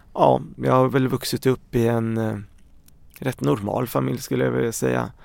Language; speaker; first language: Swedish; early bilingual, other home language; Arabic